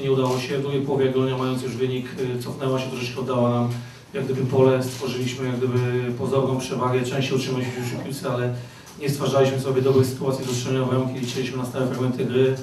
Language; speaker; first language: Polish; native; Polish